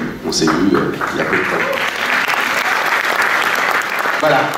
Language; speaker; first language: French; native; French